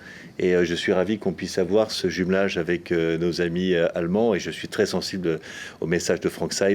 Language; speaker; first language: French; native; French